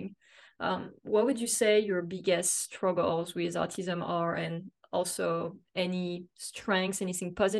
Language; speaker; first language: English; non-native, fluent; French